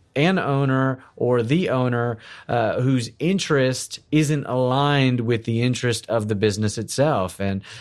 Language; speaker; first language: English; native; English